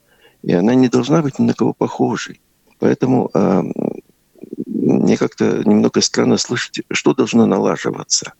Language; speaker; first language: Russian; native; Russian